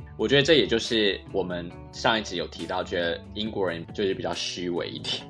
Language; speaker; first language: Chinese; native; Chinese